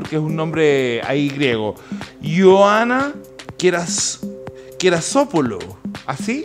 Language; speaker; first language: Spanish; native; Spanish